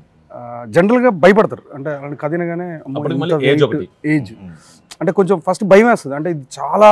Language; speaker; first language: Telugu; native; Telugu